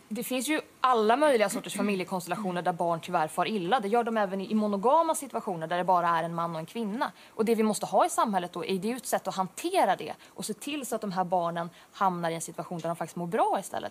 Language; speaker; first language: Swedish; native; Swedish